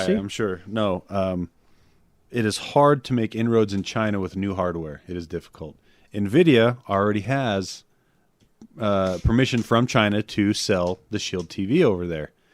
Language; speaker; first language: English; native; English